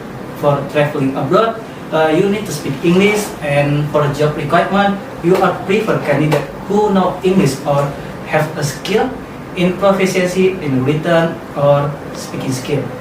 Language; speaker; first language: English; non-native, learner; Indonesian